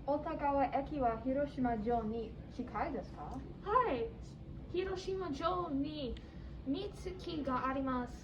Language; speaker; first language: Japanese; non-native, learner; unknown